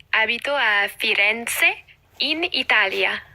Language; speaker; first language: Italian; non-native, learner; English